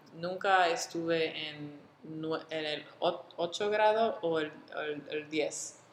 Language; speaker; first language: Spanish; early bilingual, other home language; English